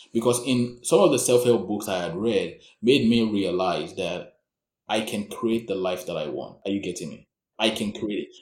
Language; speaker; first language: English; non-native, local second language; Yoruba